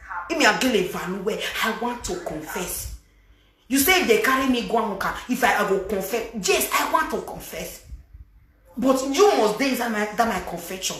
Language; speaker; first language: English; non-native, local second language; Bini